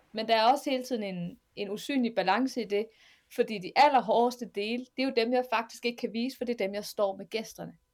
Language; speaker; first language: Danish; native; Danish